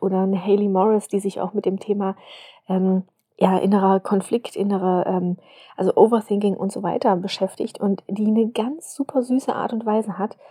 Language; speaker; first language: German; native; German